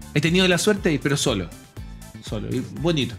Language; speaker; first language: Spanish; native; Spanish